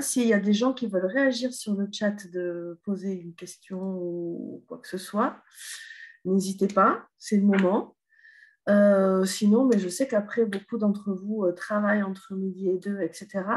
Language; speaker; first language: French; native; French